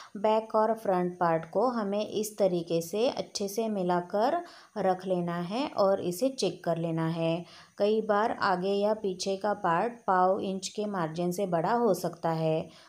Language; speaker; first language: Hindi; native; Hindi